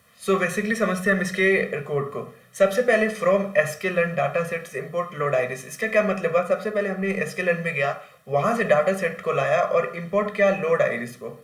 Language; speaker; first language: Hindi; native; Hindi